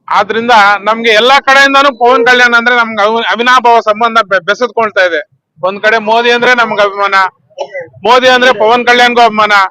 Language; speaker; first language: Kannada; non-native, local second language; Telugu